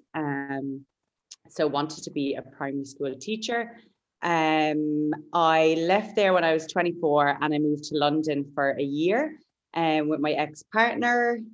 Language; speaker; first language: English; native; English